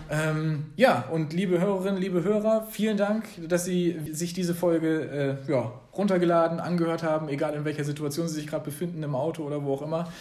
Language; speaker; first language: German; native; German